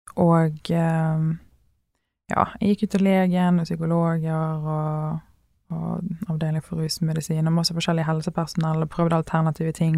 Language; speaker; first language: Norwegian; native; Norwegian